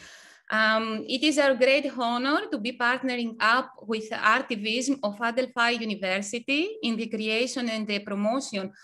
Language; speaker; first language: English; non-native, fluent; Ukrainian